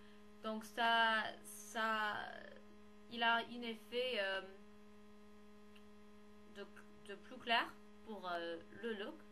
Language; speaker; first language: French; non-native, learner; English